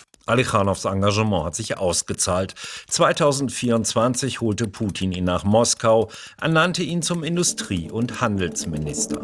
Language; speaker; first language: German; native; German